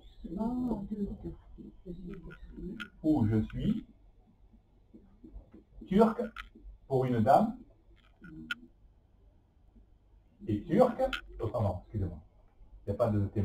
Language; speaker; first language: French; native; French